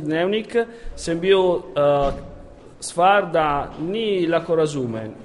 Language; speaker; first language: Slovenian; non-native, learner; Italian